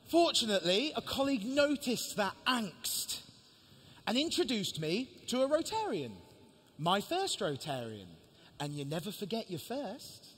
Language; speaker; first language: English; native; English